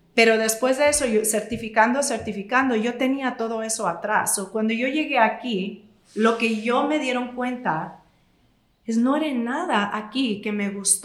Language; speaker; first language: Spanish; non-native, fluent; English